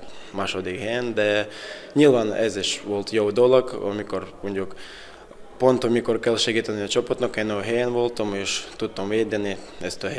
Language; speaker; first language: Hungarian; non-native, fluent; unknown